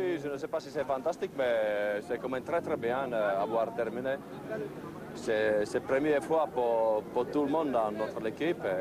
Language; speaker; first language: French; non-native, fluent; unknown